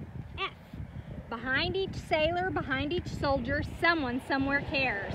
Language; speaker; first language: English; native; English